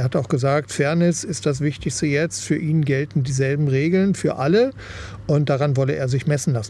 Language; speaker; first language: German; native; German